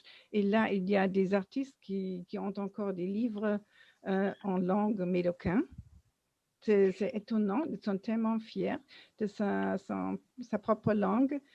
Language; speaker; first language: French; non-native, learner; German